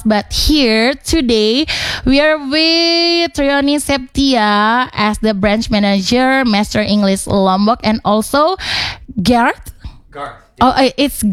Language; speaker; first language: English; non-native, fluent; Indonesian